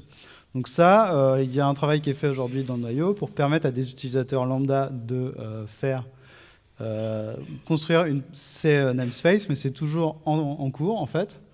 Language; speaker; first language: French; native; French